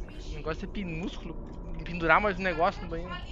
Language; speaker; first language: Portuguese; native; Portuguese